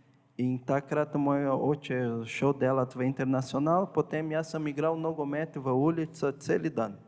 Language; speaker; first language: Slovenian; non-native, fluent; Portuguese